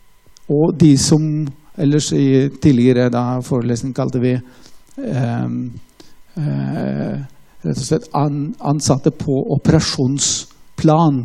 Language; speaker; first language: Norwegian; non-native, fluent; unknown